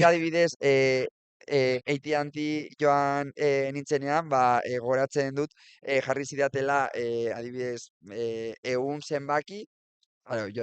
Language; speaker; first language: Basque; non-native, local second language; Spanish